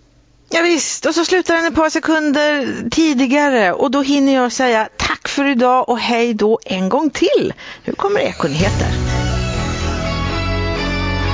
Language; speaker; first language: Swedish; native; Swedish